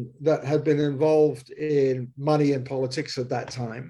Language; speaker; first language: English; native; English